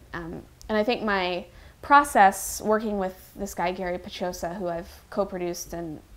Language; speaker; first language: English; native; English